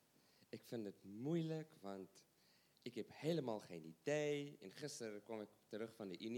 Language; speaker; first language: Dutch; non-native, learner; English